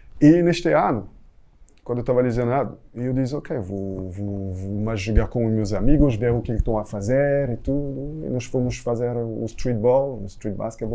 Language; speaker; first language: Portuguese; non-native, fluent; French